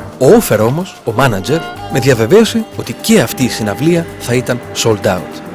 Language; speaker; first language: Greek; native; Greek